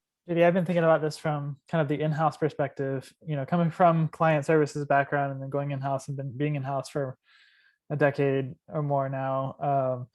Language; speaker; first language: English; native; English